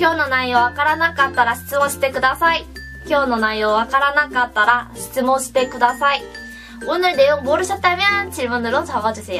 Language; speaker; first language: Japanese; non-native, fluent; Korean